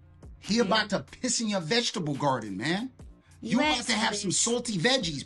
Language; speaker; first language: English; native; English